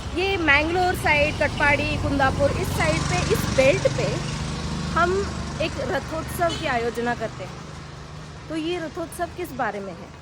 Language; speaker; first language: Hindi; non-native, local second language; Konkani